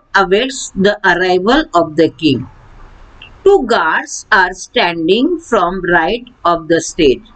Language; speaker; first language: English; non-native, local second language; Marathi